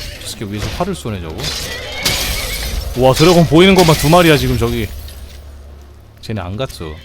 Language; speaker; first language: Korean; native; Korean